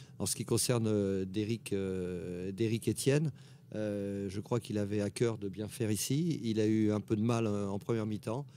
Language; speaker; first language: French; native; French